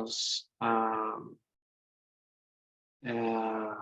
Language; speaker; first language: English; non-native, learner; Spanish